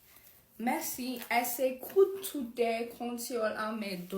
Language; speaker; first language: French; non-native, learner; Amharic